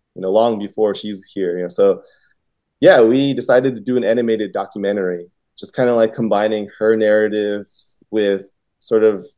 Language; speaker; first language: English; early bilingual, other home language; Vietnamese